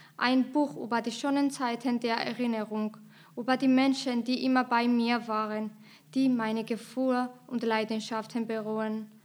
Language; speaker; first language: German; non-native, fluent; Georgian